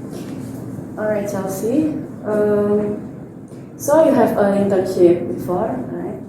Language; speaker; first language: English; non-native, learner; Indonesian